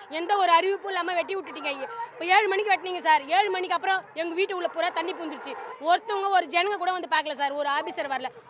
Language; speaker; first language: Tamil; native; Tamil